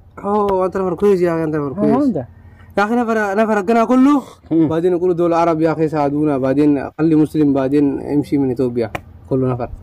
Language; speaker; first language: Arabic; non-native, learner; Oromo